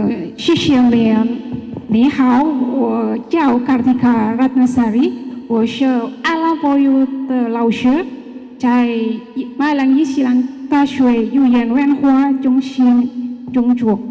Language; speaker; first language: Chinese; non-native, fluent; Indonesian